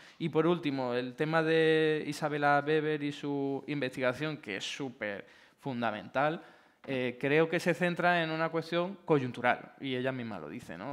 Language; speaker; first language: Spanish; native; Spanish